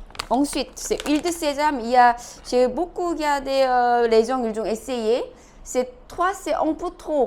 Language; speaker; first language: French; non-native, fluent; Korean